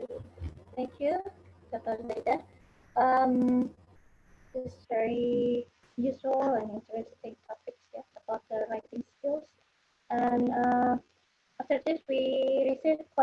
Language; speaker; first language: English; non-native, fluent; Indonesian